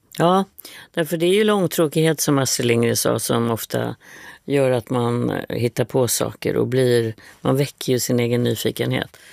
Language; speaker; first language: Swedish; native; Swedish